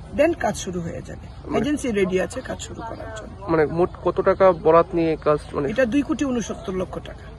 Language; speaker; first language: Bangla; native; Bangla